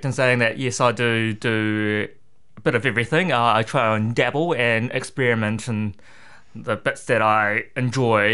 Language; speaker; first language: English; native; English